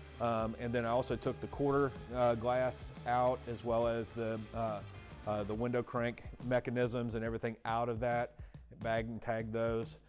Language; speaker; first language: English; native; English